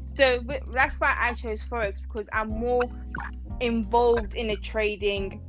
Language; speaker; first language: English; non-native, fluent; Persian